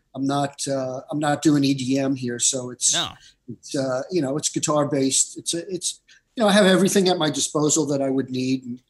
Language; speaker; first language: English; native; English